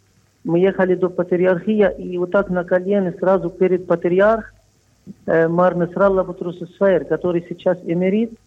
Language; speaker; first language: Russian; non-native, fluent; Arabic